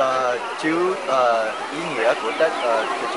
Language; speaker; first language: Vietnamese; early bilingual, heritage; Vietnamese